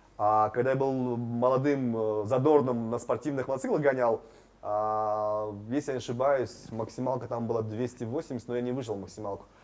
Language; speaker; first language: Russian; non-native, local second language; Tajik